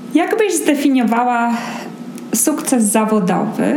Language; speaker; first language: Polish; native; Polish